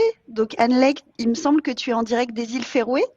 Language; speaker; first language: French; native; French